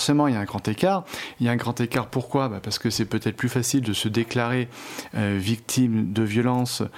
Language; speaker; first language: French; native; French